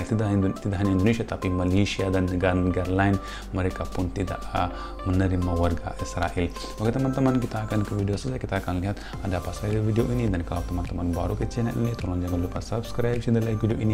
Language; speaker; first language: Indonesian; non-native, fluent; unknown